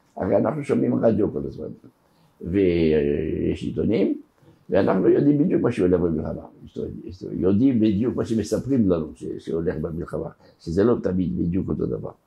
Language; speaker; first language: Hebrew; non-native, fluent; French